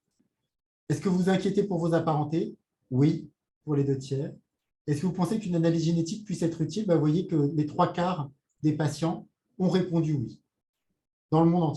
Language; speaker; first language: French; native; French